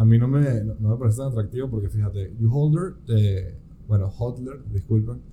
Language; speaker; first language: Spanish; native; Spanish